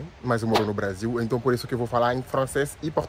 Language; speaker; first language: Portuguese; non-native, fluent; French